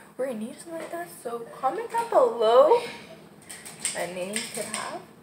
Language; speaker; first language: English; early bilingual, other home language; Spanish